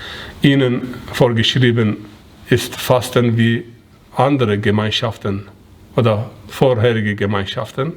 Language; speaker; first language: German; non-native, learner; Persian